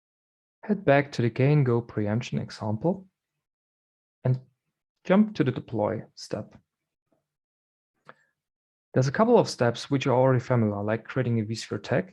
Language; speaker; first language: English; non-native, fluent; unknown